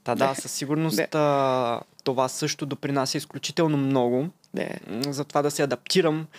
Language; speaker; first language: Bulgarian; non-native, local second language; Turkish